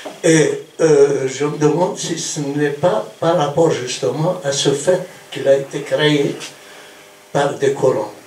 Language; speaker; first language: French; non-native, local second language; Kabyle